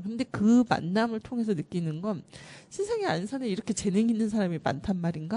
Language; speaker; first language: Korean; native; Korean